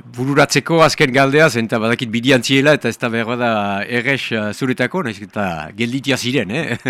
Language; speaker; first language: Basque; native; Basque